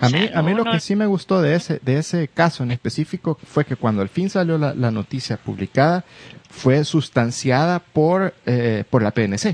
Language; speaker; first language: Spanish; native; Spanish